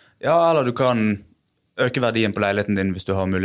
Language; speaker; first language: Norwegian; native; Norwegian